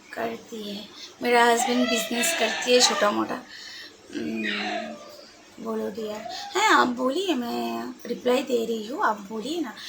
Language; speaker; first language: Hindi; non-native, local second language; Bangla